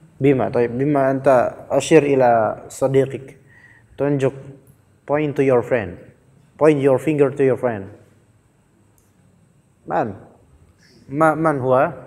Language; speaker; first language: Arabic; non-native, fluent; Indonesian